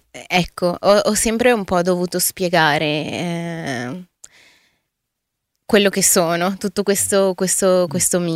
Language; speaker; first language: Italian; early bilingual, other home language; Spanish